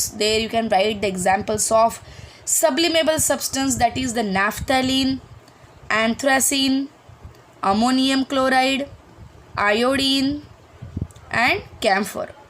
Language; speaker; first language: English; non-native, local second language; Hindi